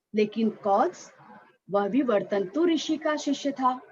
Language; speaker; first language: Hindi; non-native, local second language; Marathi